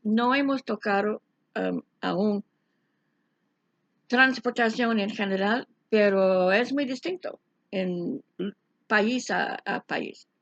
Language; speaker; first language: Spanish; non-native, fluent; English